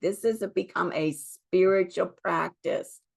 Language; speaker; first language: English; native; English